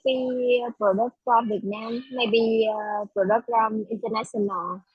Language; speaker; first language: English; non-native, learner; Vietnamese